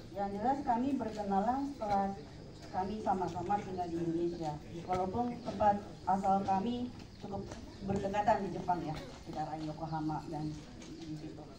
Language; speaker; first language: Indonesian; non-native, fluent; Japanese